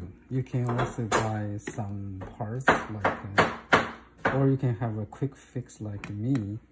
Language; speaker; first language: English; non-native, fluent; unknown